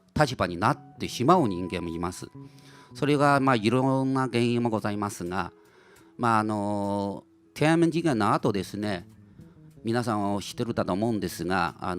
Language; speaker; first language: Japanese; non-native, fluent; Chinese